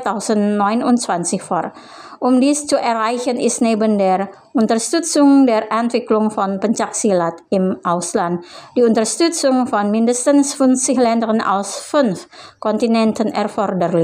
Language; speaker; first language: German; non-native, fluent; Indonesian